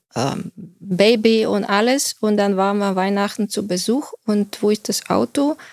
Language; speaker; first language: German; non-native, fluent; Bulgarian